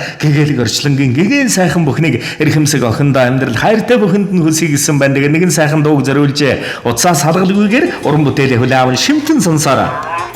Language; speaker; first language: Mongolian; native; Mongolian